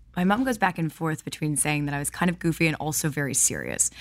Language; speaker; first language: English; native; English